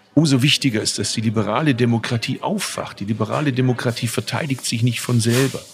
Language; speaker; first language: German; early bilingual, other home language; Turkish